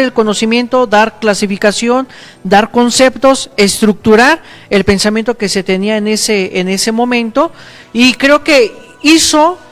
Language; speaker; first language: Spanish; native; Spanish